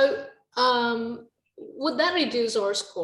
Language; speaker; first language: English; non-native, learner; Indonesian